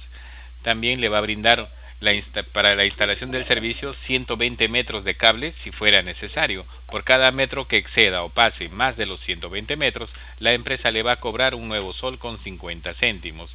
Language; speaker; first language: Spanish; native; Spanish